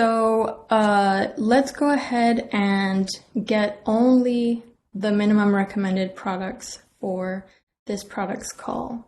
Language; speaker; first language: English; native; English